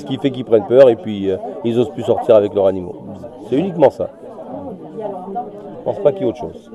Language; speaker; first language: French; native; French